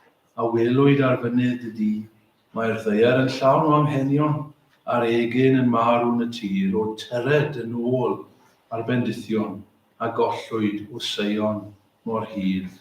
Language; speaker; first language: Welsh; native; Welsh